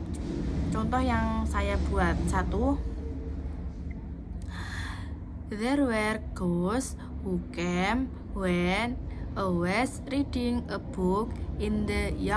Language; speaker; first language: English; non-native, learner; Indonesian